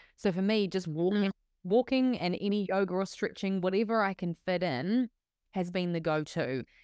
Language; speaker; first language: English; native; English